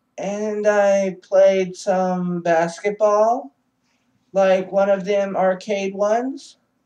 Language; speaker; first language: English; native; English